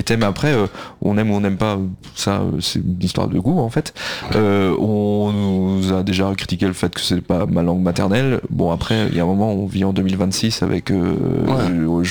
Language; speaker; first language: French; native; French